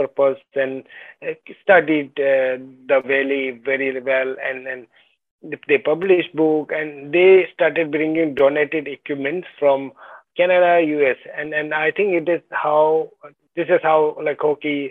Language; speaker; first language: English; non-native, local second language; Ladakhi